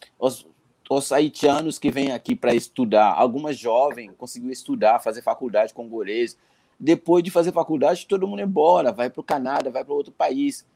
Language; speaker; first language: Portuguese; non-native, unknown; Haitian Creole